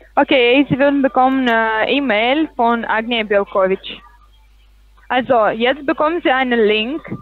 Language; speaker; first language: German; non-native, learner; Russian